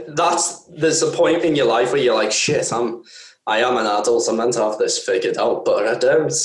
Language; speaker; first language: English; native; English